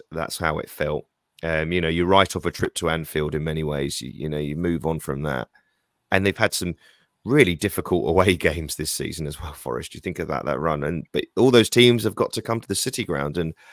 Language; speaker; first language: English; native; English